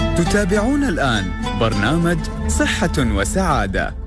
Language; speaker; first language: Arabic; native; Arabic